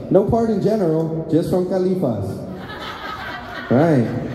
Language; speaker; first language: English; early bilingual, other home language; Spanish